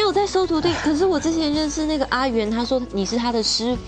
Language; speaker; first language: Chinese; native; Chinese